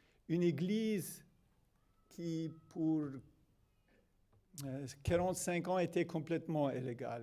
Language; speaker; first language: French; non-native, fluent; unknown